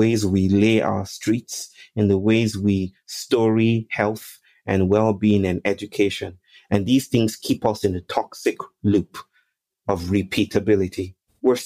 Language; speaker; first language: English; non-native, local second language; Yoruba